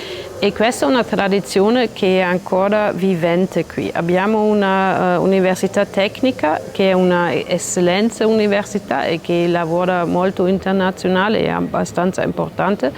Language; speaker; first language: Italian; non-native, learner; German